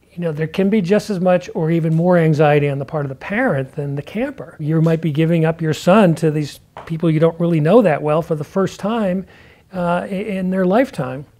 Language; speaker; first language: English; native; English